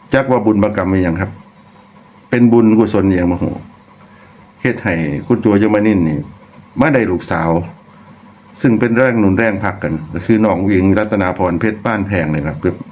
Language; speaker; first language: Thai; non-native, local second language; Lao